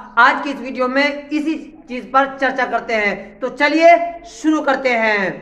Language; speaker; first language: Hindi; native; Hindi